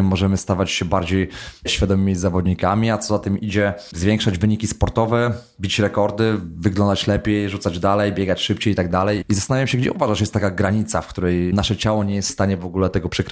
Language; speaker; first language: Polish; native; Polish